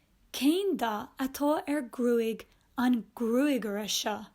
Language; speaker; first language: Irish; non-native, local second language; English